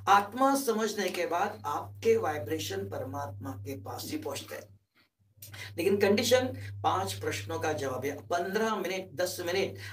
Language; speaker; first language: Hindi; native; Hindi